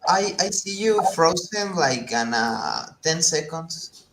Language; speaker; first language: English; non-native, learner; Spanish